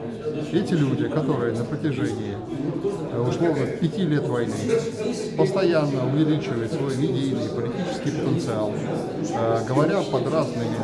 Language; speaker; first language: Russian; native; Russian